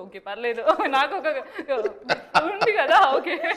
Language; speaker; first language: Telugu; non-native, learner; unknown